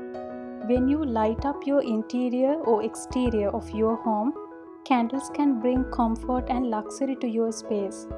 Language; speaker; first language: English; non-native, fluent; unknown